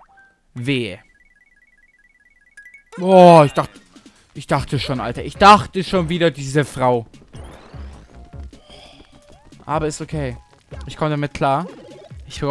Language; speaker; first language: German; native; German